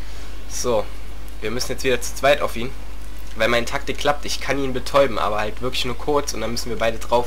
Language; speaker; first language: German; native; German